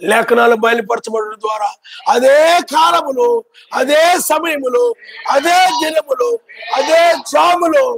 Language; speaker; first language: Telugu; native; Telugu